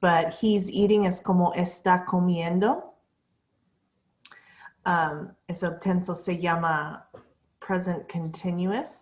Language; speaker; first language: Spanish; non-native, fluent; English